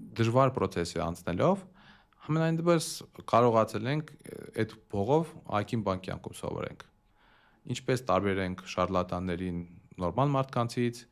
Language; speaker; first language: Armenian; early bilingual, heritage; Armenian